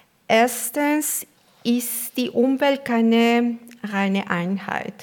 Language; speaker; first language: German; non-native, fluent; Spanish